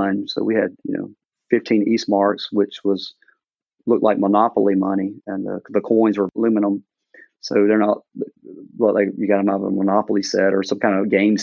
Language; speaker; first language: English; native; English